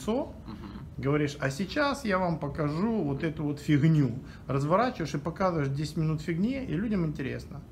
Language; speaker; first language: Russian; native; Russian